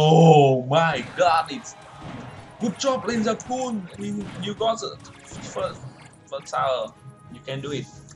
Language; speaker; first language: English; non-native, learner; Vietnamese